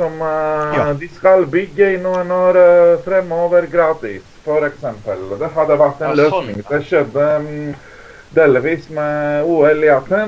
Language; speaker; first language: Norwegian; non-native, fluent; Greek